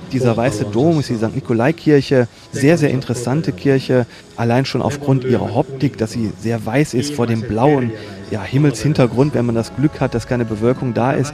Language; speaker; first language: German; native; German